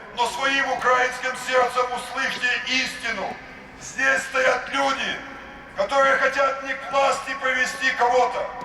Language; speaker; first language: Russian; non-native, local second language; Ukrainian